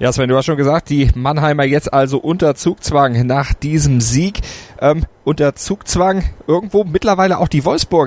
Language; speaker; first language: German; native; German